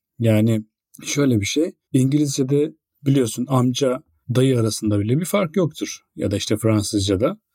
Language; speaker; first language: Turkish; native; Turkish